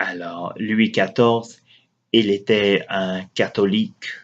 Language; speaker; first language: French; non-native, learner; English